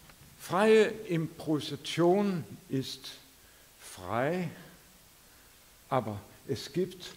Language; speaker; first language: German; non-native, fluent; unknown